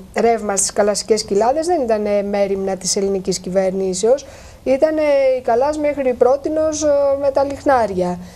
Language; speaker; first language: Greek; native; Greek